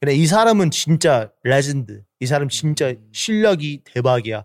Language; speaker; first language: Korean; early bilingual, heritage; Korean